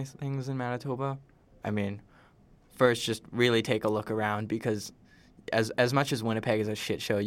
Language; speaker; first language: English; native; English